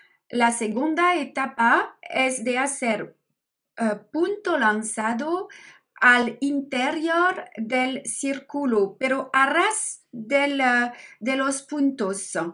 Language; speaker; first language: Spanish; non-native, learner; French